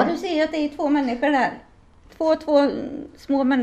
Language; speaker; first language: Swedish; native; Swedish